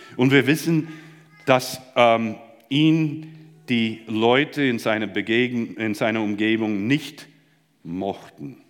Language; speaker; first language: German; non-native, fluent; English